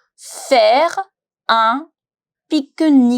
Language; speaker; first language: French; non-native, fluent; Hindi